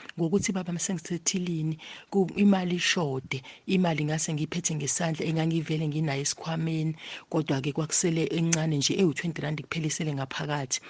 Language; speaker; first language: Zulu; native; Zulu